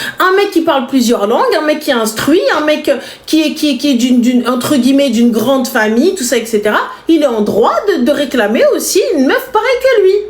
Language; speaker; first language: French; native; French